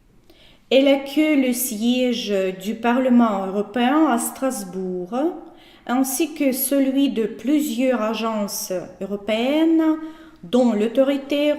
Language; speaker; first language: French; non-native, fluent; Russian